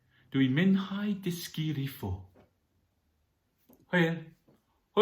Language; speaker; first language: Welsh; non-native, learner; English